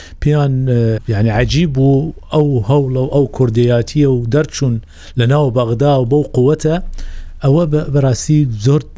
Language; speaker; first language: Central Kurdish; non-native, local second language; Southern Kurdish